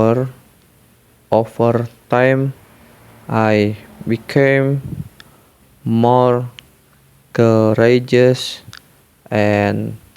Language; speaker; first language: English; non-native, learner; Indonesian